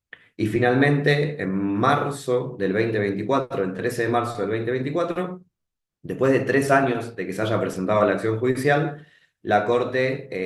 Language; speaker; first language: Spanish; native; Spanish